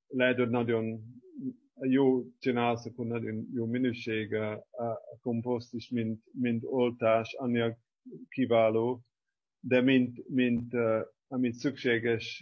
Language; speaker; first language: Hungarian; non-native, fluent; English